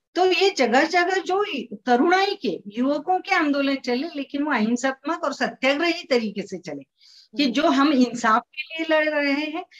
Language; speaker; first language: Hindi; non-native, local second language; Marathi